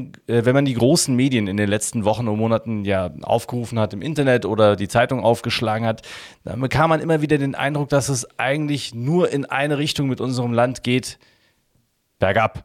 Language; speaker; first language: German; native; German